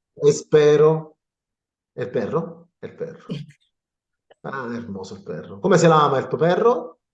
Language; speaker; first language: Spanish; non-native, learner; Italian